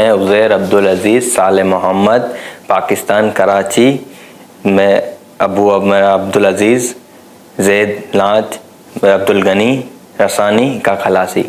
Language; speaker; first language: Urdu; non-native, local second language; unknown